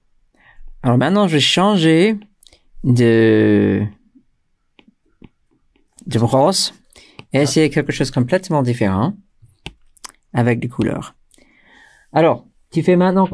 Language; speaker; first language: French; non-native, fluent; English